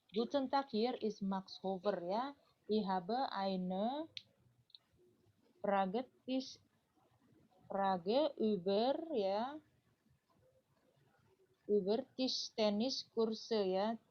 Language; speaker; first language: German; non-native, learner; Indonesian